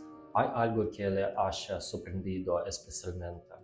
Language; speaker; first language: Spanish; non-native, learner; Russian